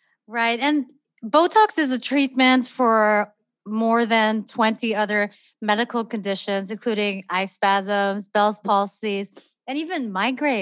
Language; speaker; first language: English; non-native, local second language; Filipino